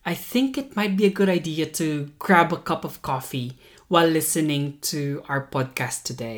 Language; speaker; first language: English; non-native, local second language; Pampanga